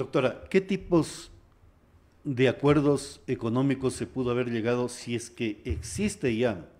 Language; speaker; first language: Spanish; native; Spanish